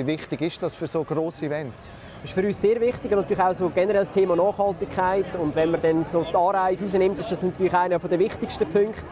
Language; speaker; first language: German; native; German